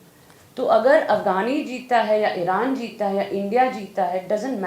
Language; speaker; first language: Hindi; native; Hindi